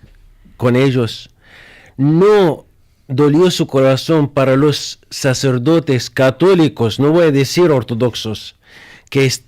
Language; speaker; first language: Spanish; non-native, fluent; Arabic